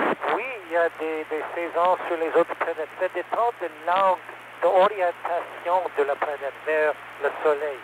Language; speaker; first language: French; non-native, learner; English